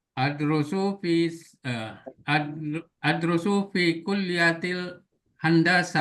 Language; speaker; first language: Arabic; non-native, learner; Indonesian